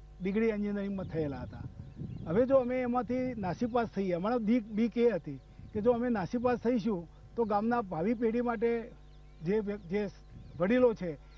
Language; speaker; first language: Gujarati; native; Gujarati